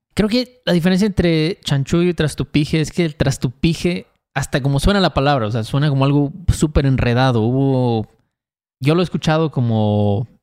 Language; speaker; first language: Spanish; native; Spanish